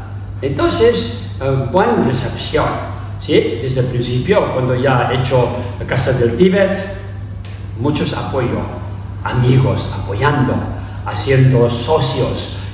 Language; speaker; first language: Spanish; non-native, learner; Tibetan